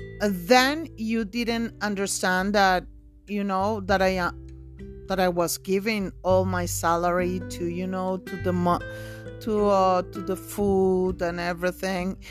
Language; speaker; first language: English; non-native, fluent; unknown